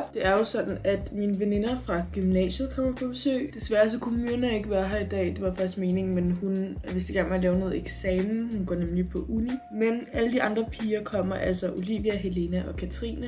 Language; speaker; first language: Danish; native; Danish